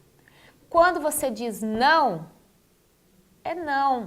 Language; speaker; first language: Portuguese; native; Portuguese